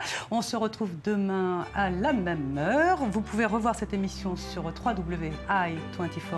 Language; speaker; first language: French; native; French